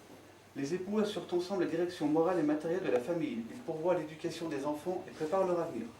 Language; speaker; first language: French; native; French